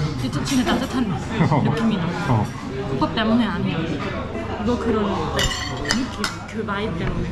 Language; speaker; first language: Korean; non-native, fluent; German